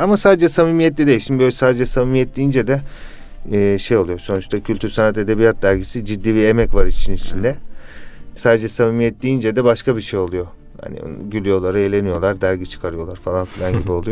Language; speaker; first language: Turkish; native; Turkish